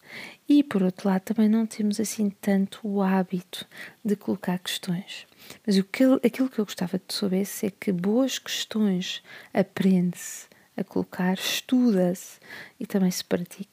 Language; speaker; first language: Portuguese; native; Portuguese